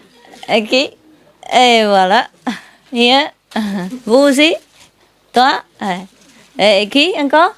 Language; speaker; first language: French; non-native, learner; Vietnamese